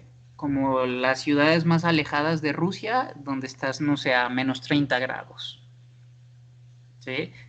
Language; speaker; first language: Spanish; native; Spanish